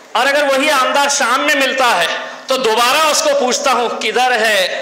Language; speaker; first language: Hindi; non-native, local second language; Marathi